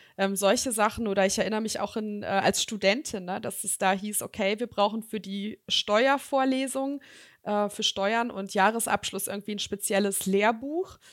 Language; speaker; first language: German; early bilingual, other home language; Serbian